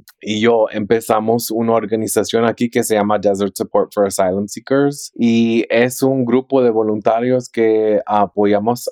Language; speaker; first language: Spanish; early bilingual, heritage; Spanish